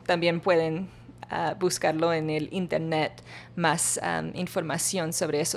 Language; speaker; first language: Spanish; non-native, learner; English